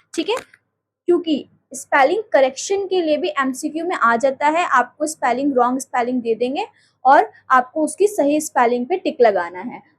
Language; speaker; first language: Hindi; native; Hindi